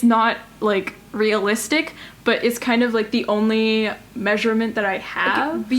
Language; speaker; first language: English; native; English